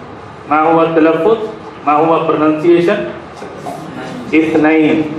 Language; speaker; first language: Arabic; non-native, fluent; Urdu